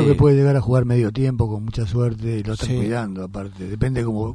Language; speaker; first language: Spanish; native; Spanish